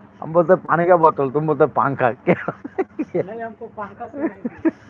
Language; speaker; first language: Hindi; non-native, learner; Bangla